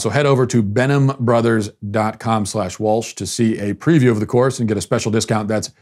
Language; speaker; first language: English; native; English